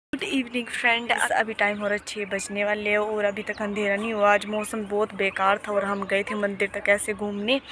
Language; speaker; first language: Hindi; native; Hindi